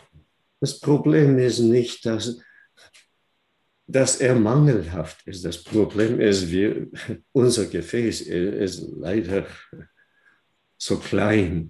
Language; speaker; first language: German; non-native, fluent; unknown